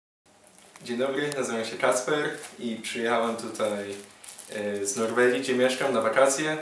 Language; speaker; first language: Polish; early bilingual, heritage; Polish